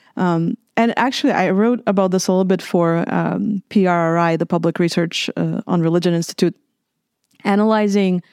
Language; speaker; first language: English; non-native, fluent; Russian